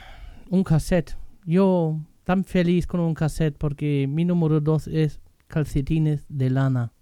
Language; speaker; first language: Spanish; non-native, fluent; German